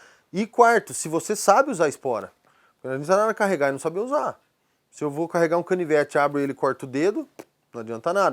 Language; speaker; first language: Portuguese; native; Portuguese